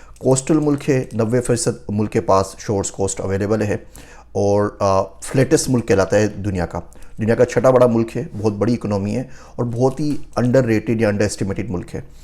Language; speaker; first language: Urdu; native; Urdu